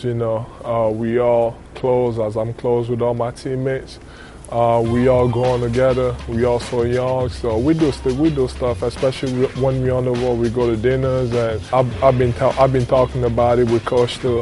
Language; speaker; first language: English; non-native, local second language; French